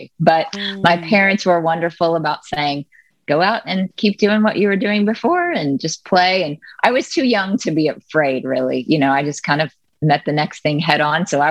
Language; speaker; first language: English; native; English